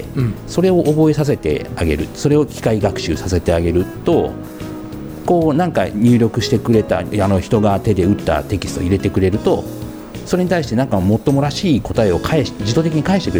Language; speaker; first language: Japanese; native; Japanese